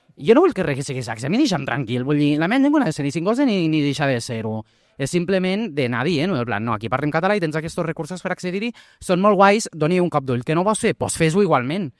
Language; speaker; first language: Catalan; early bilingual, other home language; Portuguese